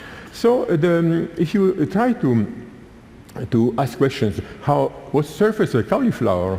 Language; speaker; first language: English; non-native, fluent; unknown